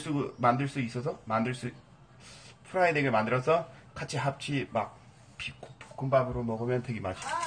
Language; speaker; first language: Korean; non-native, fluent; English